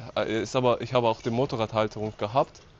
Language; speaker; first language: German; non-native, learner; Azerbaijani